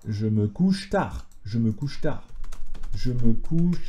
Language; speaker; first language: French; native; French